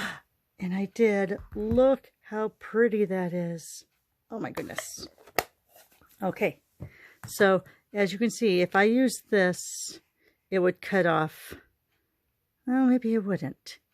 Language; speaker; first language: English; native; English